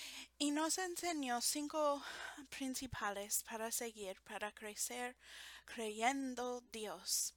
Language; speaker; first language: Spanish; non-native, fluent; English